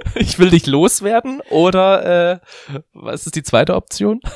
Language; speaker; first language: German; native; German